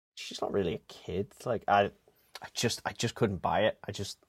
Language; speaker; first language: English; native; English